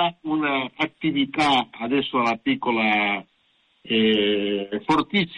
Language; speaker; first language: Italian; non-native, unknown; Catalan